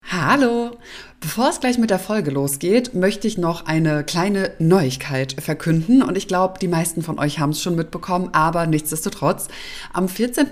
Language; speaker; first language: German; native; German